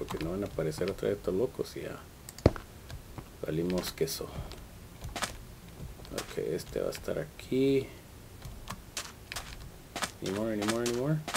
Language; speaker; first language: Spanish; early bilingual, heritage; Spanish